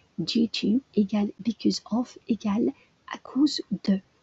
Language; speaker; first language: French; native; French